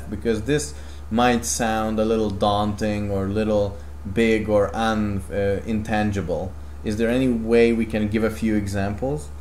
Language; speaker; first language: English; non-native, fluent; Hungarian